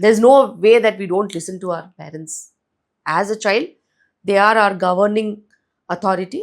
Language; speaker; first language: English; non-native, local second language; Telugu